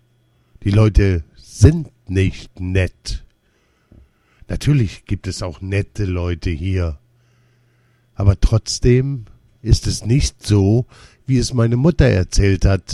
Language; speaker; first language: German; early bilingual, other home language; Lithuanian